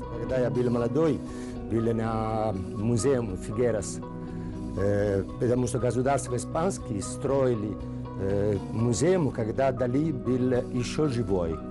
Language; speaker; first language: Russian; non-native, learner; Italian